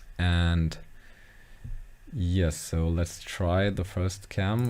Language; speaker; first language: English; non-native, fluent; German